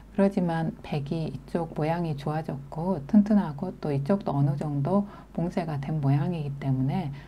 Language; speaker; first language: Korean; native; Korean